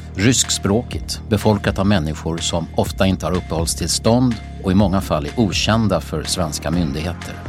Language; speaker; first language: Swedish; native; Swedish